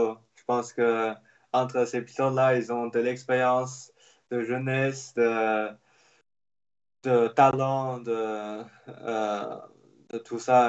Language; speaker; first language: French; non-native, fluent; Chinese